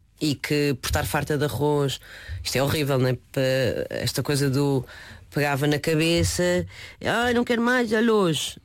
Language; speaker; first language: Portuguese; early bilingual, other home language; Chinese